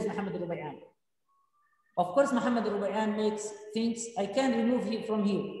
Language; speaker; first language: English; non-native, fluent; Arabic